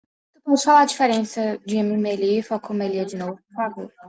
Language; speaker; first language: Portuguese; native; Portuguese